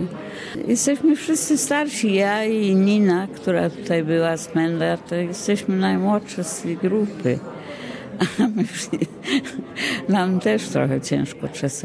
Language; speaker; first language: Polish; early bilingual, heritage; Polish